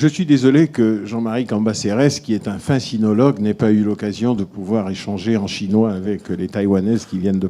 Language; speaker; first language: French; native; French